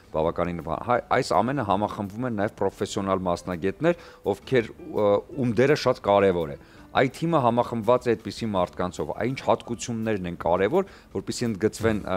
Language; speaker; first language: Armenian; native; Armenian